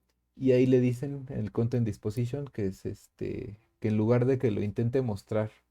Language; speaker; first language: Spanish; native; Spanish